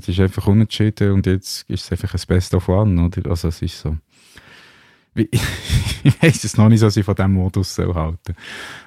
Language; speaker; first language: German; native; German